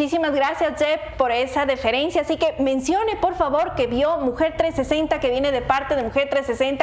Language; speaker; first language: Spanish; native; Spanish